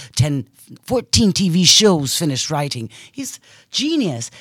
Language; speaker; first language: English; early bilingual, other home language; Italian